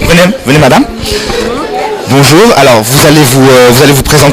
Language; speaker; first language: French; non-native, fluent; Arabic